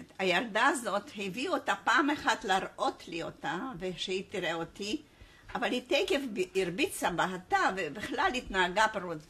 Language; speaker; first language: Hebrew; non-native, fluent; Polish